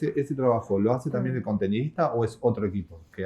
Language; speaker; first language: Spanish; native; Spanish